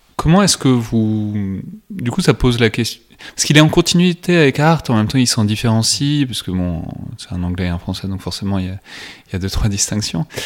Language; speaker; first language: French; native; French